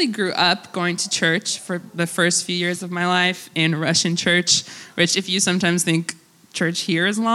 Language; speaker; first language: English; early bilingual, other home language; Russian